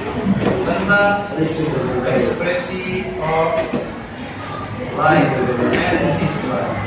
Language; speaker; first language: English; non-native, local second language; Javanese